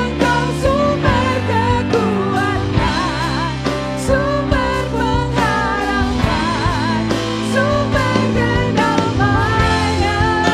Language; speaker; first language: Indonesian; native; Indonesian